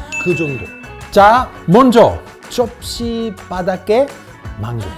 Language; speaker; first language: Korean; non-native, fluent; Italian